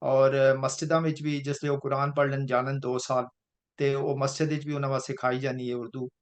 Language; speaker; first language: Urdu; non-native, local second language; Pahari-Potwari